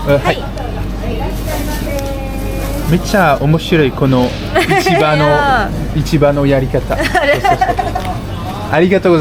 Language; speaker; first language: Japanese; non-native, learner; French